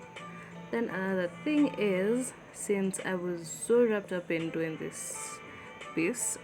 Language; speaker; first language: English; non-native, local second language; Swahili